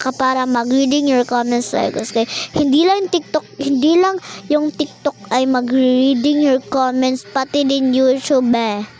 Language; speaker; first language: Filipino; non-native, local second language; Cebuano